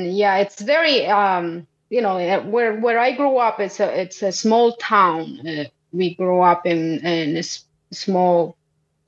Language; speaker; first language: English; non-native, fluent; Quechua